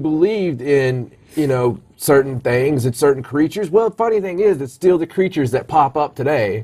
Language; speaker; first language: English; native; English